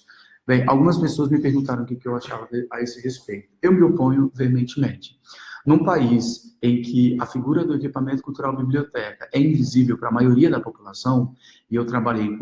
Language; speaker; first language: Portuguese; native; Portuguese